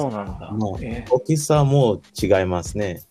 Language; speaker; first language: Japanese; non-native, learner; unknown